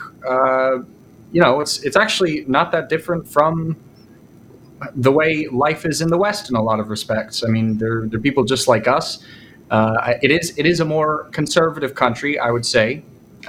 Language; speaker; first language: English; native; English